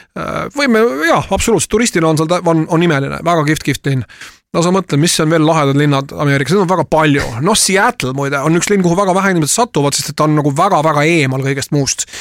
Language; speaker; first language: Estonian; native; Estonian